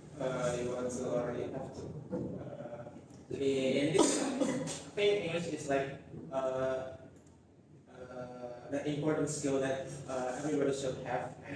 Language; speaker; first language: English; non-native, learner; Indonesian